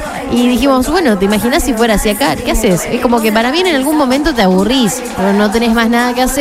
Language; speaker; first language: Spanish; native; Spanish